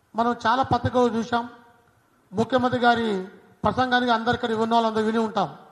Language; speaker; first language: Telugu; non-native, local second language; Lambadi